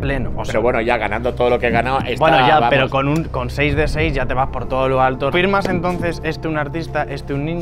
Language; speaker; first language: Spanish; native; Spanish